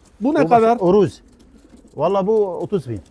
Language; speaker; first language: Turkish; non-native, learner; Arabic